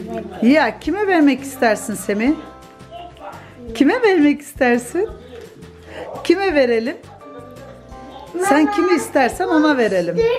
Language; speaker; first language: Turkish; early bilingual, heritage; Turkish